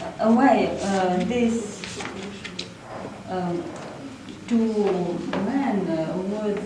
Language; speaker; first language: English; non-native, learner; Russian